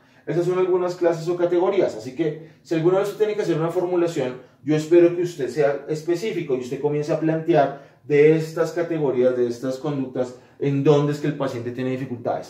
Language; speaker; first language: Spanish; native; Spanish